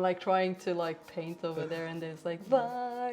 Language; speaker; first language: English; non-native, fluent; Romanian